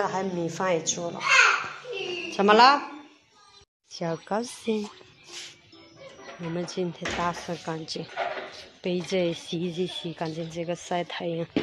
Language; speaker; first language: Chinese; non-native, learner; Nepali